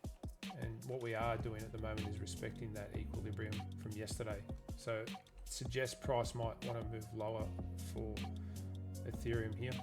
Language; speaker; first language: English; native; English